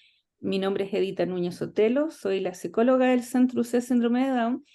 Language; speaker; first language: Spanish; native; Spanish